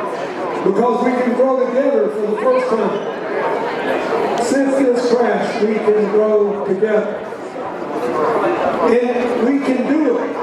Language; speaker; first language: English; native; English